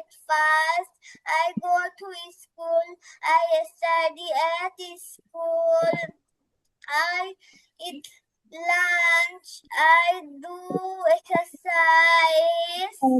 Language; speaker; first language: English; non-native, learner; Bangla